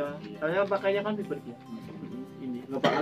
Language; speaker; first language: Indonesian; non-native, local second language; Javanese